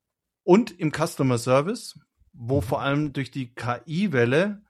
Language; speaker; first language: German; native; German